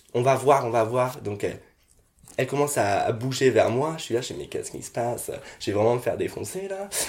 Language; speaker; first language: French; native; French